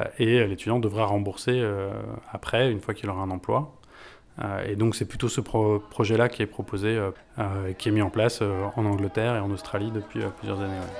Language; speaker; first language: French; native; French